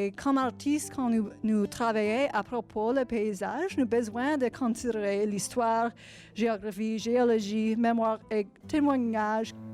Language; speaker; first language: French; non-native, learner; English